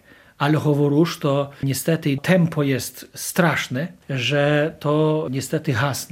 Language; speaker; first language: Polish; non-native, local second language; Ukrainian